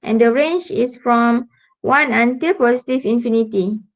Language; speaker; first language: English; non-native, local second language; Malay